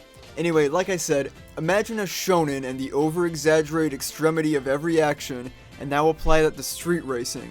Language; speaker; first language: English; native; English